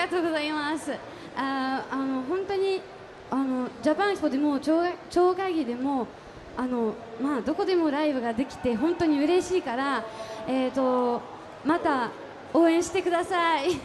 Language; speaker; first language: Japanese; non-native, fluent; French